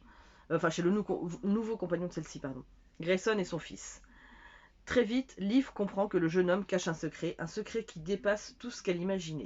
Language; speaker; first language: French; native; French